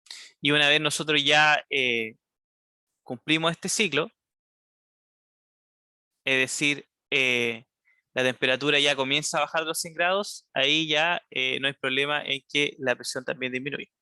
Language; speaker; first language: Spanish; native; Spanish